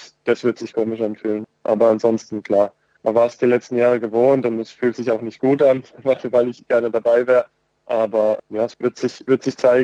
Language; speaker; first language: German; native; German